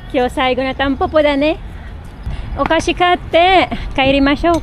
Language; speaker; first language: Japanese; non-native, fluent; Filipino